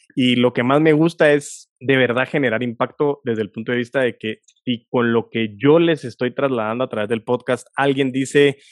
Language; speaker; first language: Spanish; native; Spanish